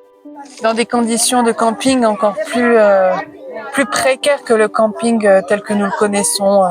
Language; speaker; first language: French; native; French